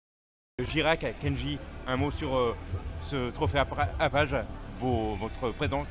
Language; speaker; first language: French; native; French